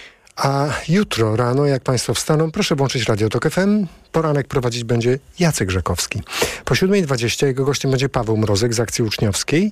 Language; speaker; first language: Polish; native; Polish